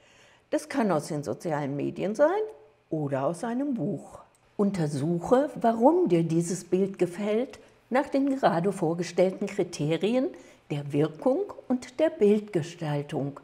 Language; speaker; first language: German; native; German